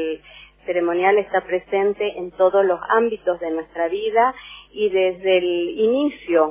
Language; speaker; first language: Spanish; native; Spanish